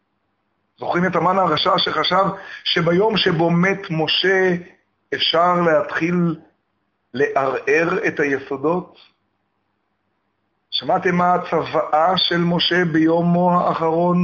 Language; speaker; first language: Hebrew; native; Hebrew